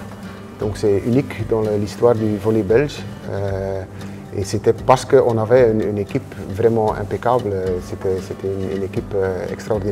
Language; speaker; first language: French; non-native, local second language; Dutch